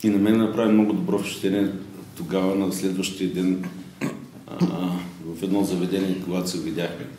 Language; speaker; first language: Bulgarian; native; Bulgarian